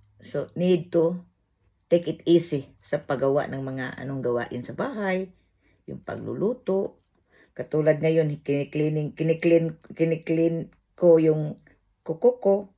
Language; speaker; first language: Filipino; non-native, local second language; Cebuano